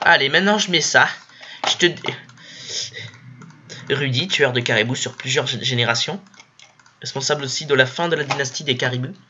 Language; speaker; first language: French; native; French